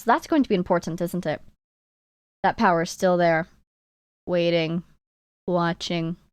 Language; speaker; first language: English; native; English